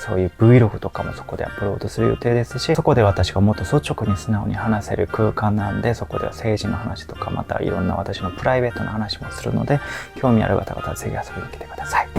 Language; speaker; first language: Japanese; non-native, fluent; Korean